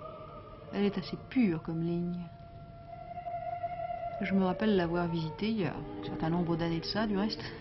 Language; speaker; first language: French; native; French